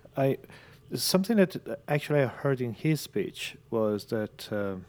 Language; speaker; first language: English; non-native, fluent; Italian